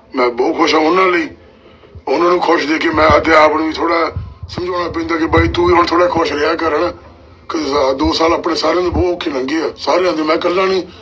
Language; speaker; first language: Punjabi; early bilingual, heritage; Punjabi